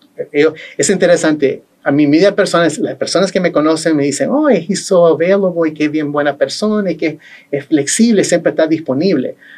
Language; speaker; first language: Spanish; early bilingual, heritage; Spanish